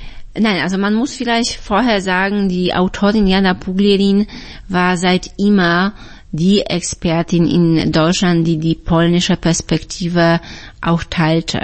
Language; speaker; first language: German; non-native, fluent; Polish